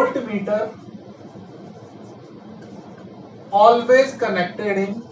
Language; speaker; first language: English; non-native, local second language; Hindi